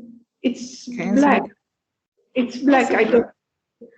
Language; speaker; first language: English; non-native, fluent; Italian